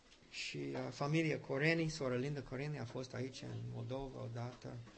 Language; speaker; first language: Romanian; non-native, learner; English